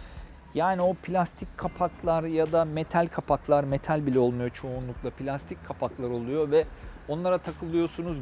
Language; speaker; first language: Turkish; native; Turkish